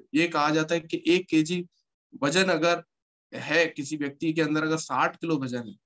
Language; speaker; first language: Hindi; native; Hindi